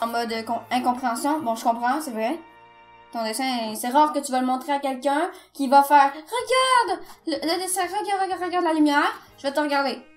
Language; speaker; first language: French; native; French